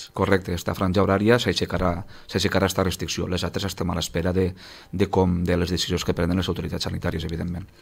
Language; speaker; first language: Catalan; native; Catalan